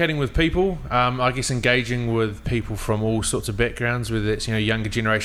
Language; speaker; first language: English; native; English